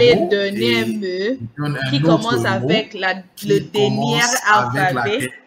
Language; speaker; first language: French; non-native, fluent; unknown